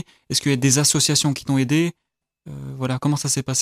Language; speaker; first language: French; native; French